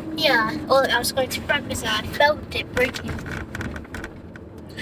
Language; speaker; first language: English; native; English